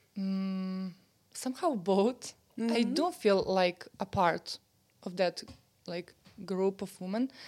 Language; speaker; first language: English; non-native, fluent; Serbian